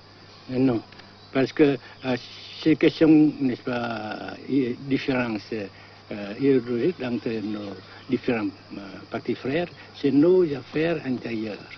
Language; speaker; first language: French; non-native, local second language; Vietnamese